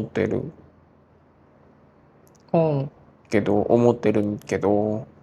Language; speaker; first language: Japanese; non-native, learner; Korean